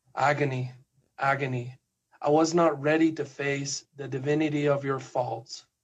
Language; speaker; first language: English; non-native, fluent; Spanish